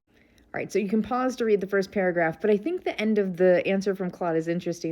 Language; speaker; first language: English; native; English